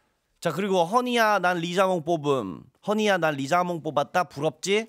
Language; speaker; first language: Korean; native; Korean